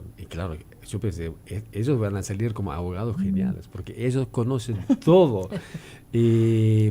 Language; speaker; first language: Spanish; non-native, fluent; German